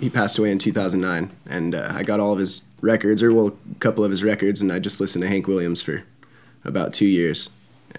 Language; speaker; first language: English; native; English